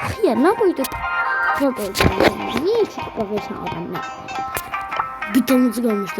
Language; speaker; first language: Turkish; non-native, learner; Azerbaijani